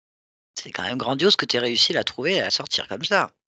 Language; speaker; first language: French; native; French